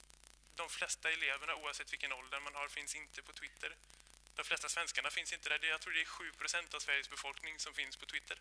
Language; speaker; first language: Swedish; native; Swedish